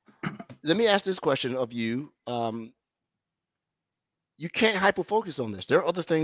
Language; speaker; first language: English; native; English